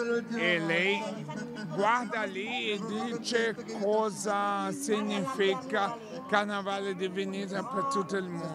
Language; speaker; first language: Italian; non-native, learner; Portuguese